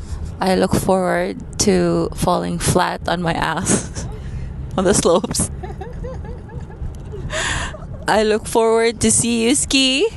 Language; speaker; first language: English; non-native, local second language; Filipino